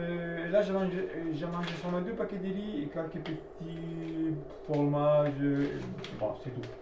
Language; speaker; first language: French; non-native, learner; Italian